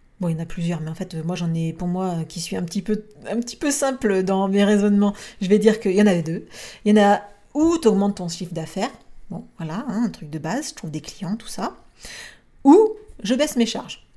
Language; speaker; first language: French; native; French